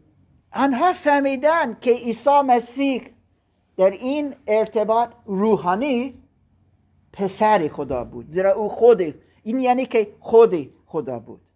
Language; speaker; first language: Persian; non-native, learner; German